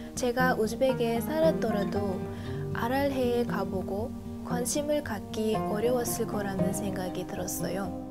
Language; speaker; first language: Korean; non-native, fluent; Uzbek